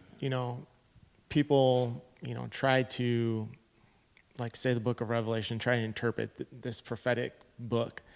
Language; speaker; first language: English; native; English